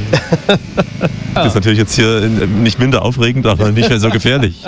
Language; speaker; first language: German; native; German